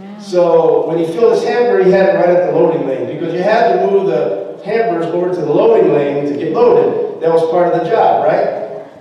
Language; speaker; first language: English; early bilingual, other home language; Spanish